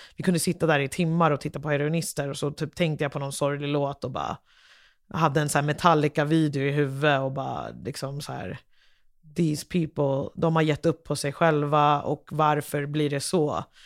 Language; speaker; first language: Swedish; non-native, fluent; English